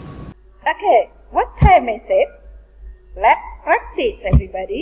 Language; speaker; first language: English; non-native, learner; Indonesian